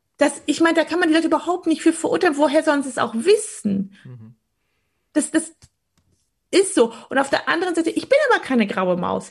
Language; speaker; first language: German; early bilingual, other home language; Polish